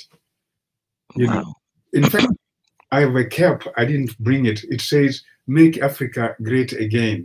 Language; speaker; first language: English; non-native, local second language; Swahili